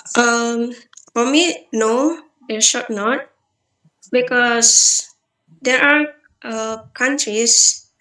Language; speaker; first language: English; non-native, learner; Balinese